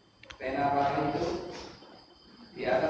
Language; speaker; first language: Indonesian; native; Indonesian